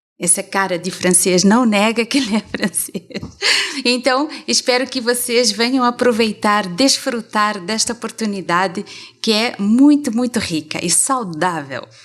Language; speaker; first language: Portuguese; native; Portuguese